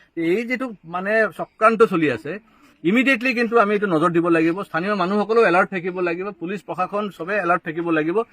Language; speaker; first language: Assamese; non-native, local second language; Bangla